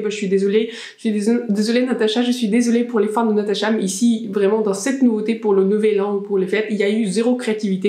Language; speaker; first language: French; native; French